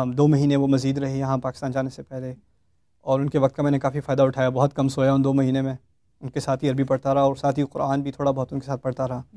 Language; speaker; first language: Urdu; early bilingual, heritage; Urdu